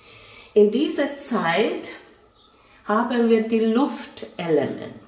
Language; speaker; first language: German; non-native, fluent; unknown